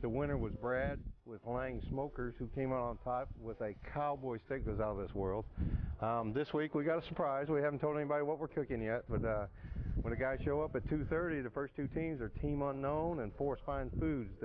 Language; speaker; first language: English; native; English